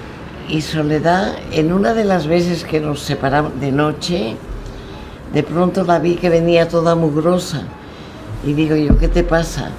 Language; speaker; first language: Spanish; native; Spanish